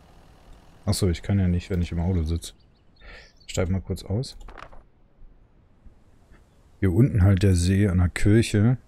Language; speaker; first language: German; native; German